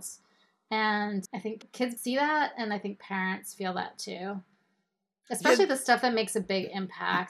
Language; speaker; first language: English; native; English